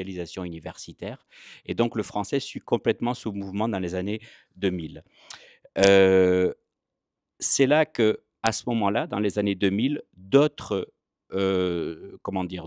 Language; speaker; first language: French; native; French